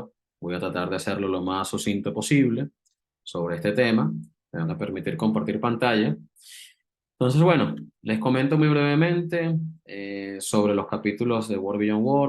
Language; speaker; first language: Spanish; native; Spanish